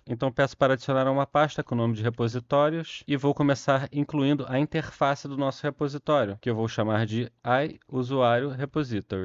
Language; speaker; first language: Portuguese; native; Portuguese